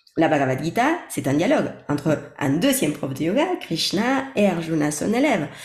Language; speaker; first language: French; non-native, fluent; Spanish